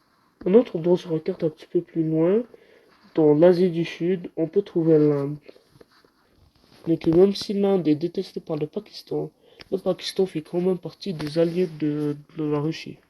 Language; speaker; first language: French; non-native, local second language; Arabic